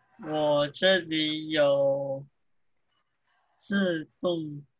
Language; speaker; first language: Chinese; early bilingual, heritage; English